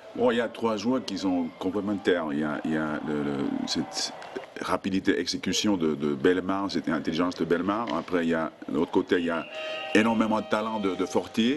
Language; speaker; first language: French; non-native, fluent; Finnish